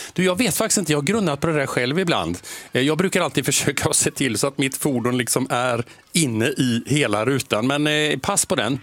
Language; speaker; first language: Swedish; native; Swedish